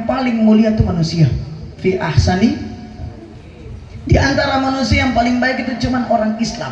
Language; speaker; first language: Indonesian; native; Indonesian